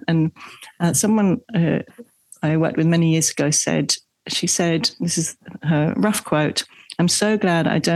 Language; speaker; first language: English; native; English